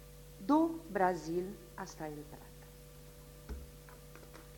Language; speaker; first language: Spanish; non-native, fluent; Portuguese